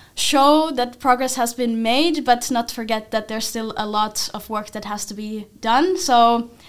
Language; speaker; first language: English; non-native, fluent; Finnish